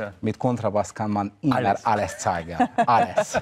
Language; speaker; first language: German; non-native, fluent; Hungarian